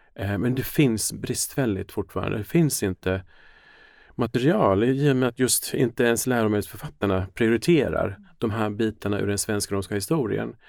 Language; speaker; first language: Swedish; early bilingual, other home language; Finnish